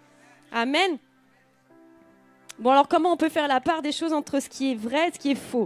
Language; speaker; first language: French; native; French